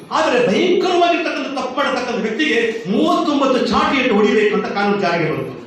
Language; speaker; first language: Kannada; non-native, local second language; Tamil